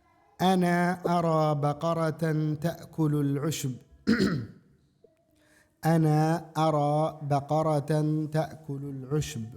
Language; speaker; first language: Arabic; non-native, fluent; Indonesian